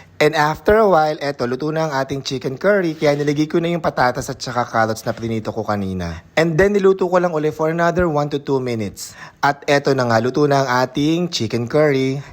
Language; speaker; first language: Filipino; native; Filipino